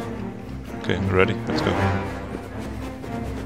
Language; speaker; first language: English; non-native, fluent; German